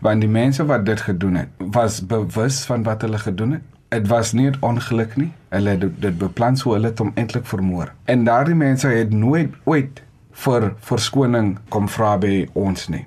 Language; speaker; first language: Afrikaans; non-native, local second language; Xhosa